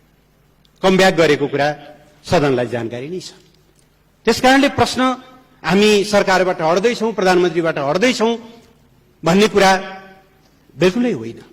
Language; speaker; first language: Nepali; native; Nepali